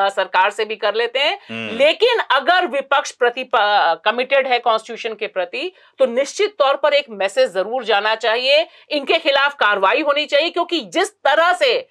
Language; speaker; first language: Hindi; native; Hindi